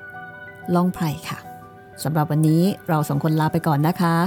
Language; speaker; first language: Thai; native; Thai